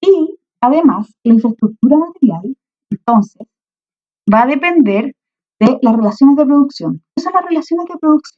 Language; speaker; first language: Spanish; native; Spanish